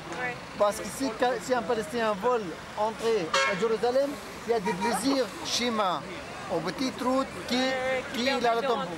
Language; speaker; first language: French; non-native, learner; Arabic